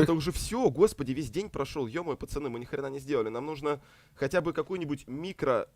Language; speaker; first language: Russian; native; Russian